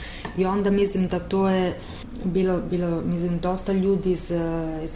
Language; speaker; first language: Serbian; non-native, learner; Italian